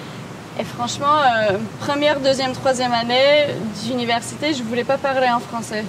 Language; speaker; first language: French; non-native, local second language; English